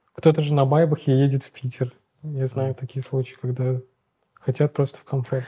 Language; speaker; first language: Russian; non-native, local second language; Uzbek